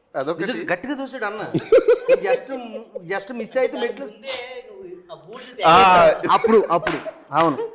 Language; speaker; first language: Telugu; native; Telugu